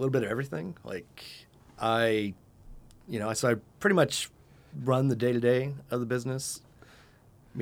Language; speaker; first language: English; native; English